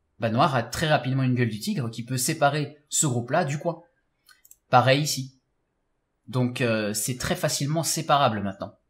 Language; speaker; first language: French; native; French